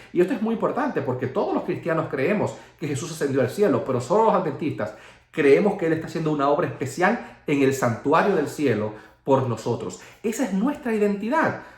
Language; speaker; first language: Spanish; native; Spanish